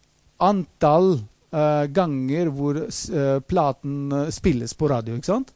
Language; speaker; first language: Norwegian; non-native, fluent; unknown